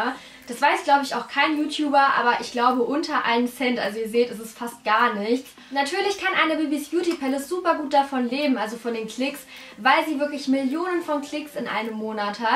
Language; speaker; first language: German; native; German